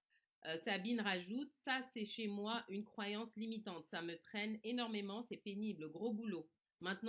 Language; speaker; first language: French; native; French